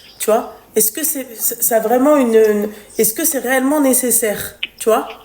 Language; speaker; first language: French; native; French